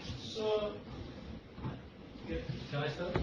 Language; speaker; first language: English; non-native, fluent; Japanese